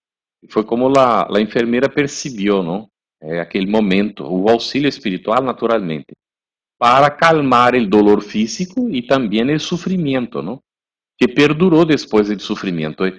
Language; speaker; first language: Spanish; non-native, fluent; Portuguese